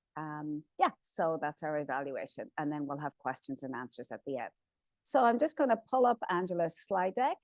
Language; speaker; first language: English; native; English